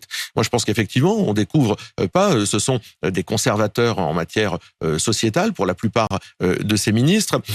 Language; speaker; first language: French; native; French